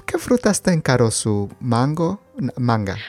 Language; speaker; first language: Portuguese; non-native, learner; Spanish